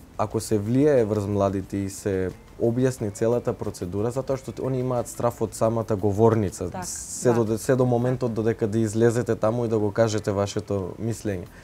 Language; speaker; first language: Macedonian; non-native, local second language; Turkish